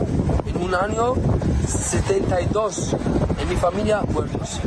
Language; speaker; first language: Spanish; non-native, learner; Arabic